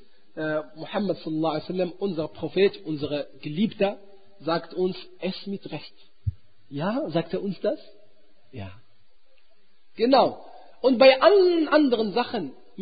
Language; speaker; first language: German; non-native, fluent; Arabic